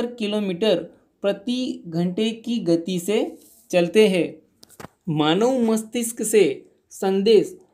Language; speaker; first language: Hindi; non-native, local second language; Gujarati